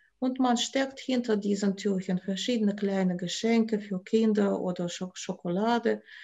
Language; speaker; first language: German; non-native, fluent; Russian